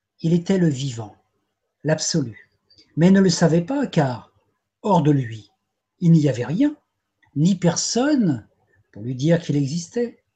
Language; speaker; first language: French; native; French